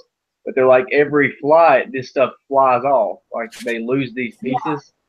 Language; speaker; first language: English; native; English